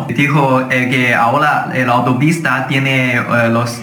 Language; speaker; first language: Spanish; non-native, learner; Chinese